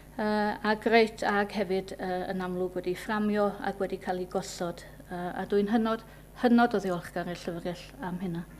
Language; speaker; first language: Welsh; native; Welsh